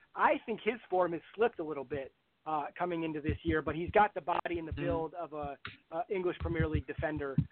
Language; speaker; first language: English; native; English